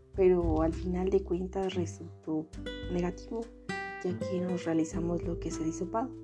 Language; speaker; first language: Spanish; non-native, local second language; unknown